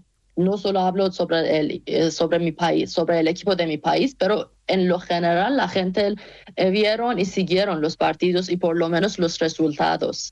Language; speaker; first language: Spanish; non-native, fluent; Persian